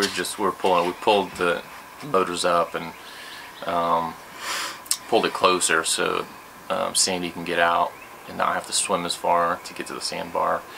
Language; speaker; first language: English; native; English